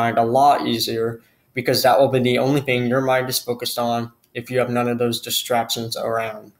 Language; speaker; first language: English; native; English